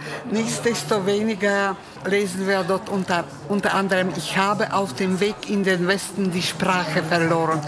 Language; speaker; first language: German; non-native, fluent; Czech